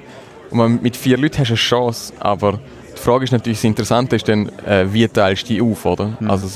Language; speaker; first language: German; native; German